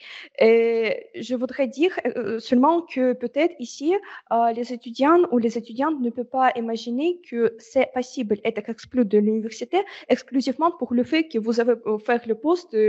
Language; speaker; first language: French; non-native, learner; Russian